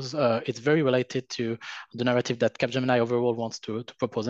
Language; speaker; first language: English; non-native, fluent; French